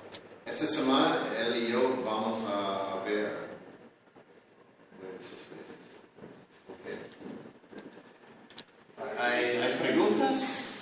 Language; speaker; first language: Spanish; non-native, learner; English